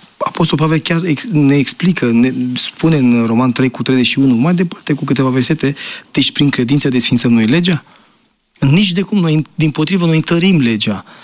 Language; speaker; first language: Romanian; native; Romanian